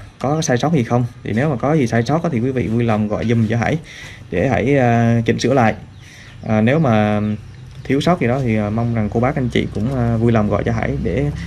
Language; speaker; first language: Vietnamese; native; Vietnamese